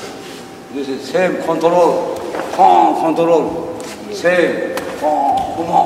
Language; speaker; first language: English; non-native, learner; Japanese